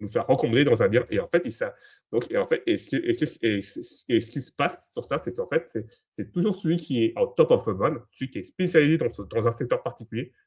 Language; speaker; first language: French; native; French